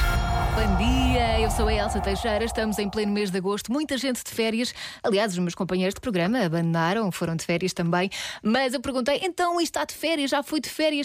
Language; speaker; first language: Portuguese; native; Portuguese